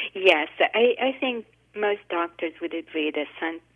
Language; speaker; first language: English; non-native, fluent; Italian